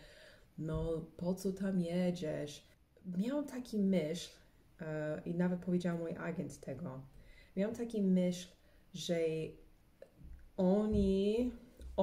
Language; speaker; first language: Polish; early bilingual, heritage; English